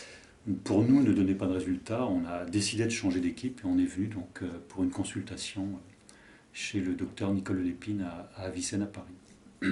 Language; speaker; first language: French; native; French